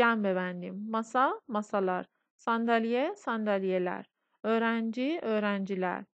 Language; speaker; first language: Turkish; non-native, fluent; Persian